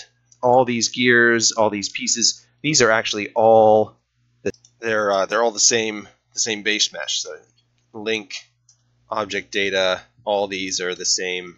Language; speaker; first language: English; native; English